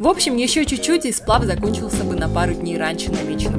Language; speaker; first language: Russian; native; Russian